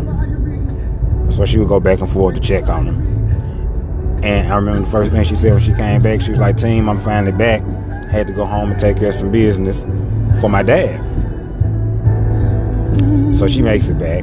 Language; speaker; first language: English; native; English